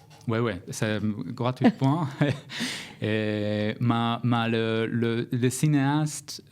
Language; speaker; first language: French; non-native, learner; Hebrew